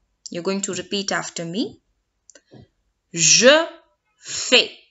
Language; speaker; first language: English; non-native, local second language; Hindi